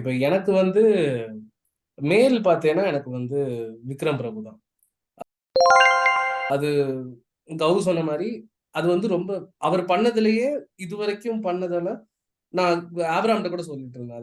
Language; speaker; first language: Tamil; native; Tamil